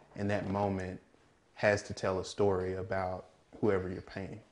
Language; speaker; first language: English; native; English